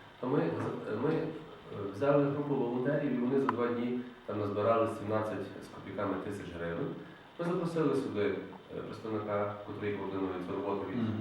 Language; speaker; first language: Ukrainian; native; Ukrainian